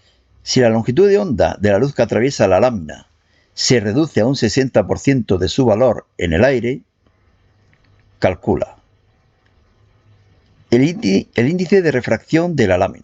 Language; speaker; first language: Spanish; native; Spanish